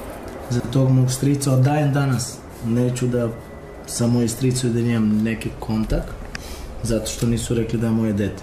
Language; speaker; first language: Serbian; non-native, local second language; Romany